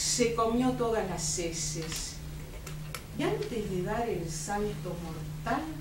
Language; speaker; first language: English; non-native, fluent; Spanish